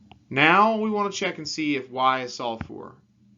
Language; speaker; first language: English; native; English